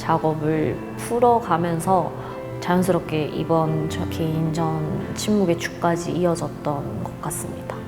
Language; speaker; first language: Korean; native; Korean